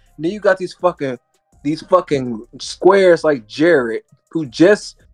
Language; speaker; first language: English; native; English